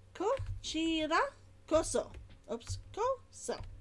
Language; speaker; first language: Japanese; non-native, learner; English